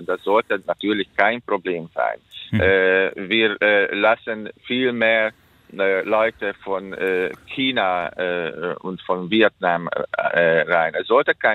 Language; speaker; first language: German; non-native, fluent; Hungarian